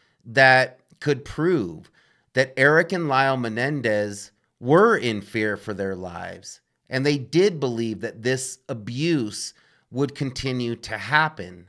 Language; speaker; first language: English; native; English